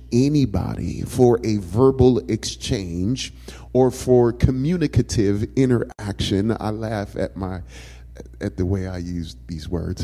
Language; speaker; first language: English; native; English